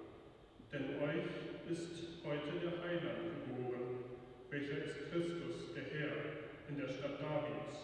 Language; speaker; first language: German; native; German